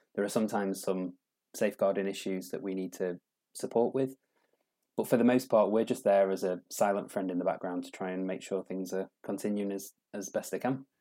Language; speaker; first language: English; native; English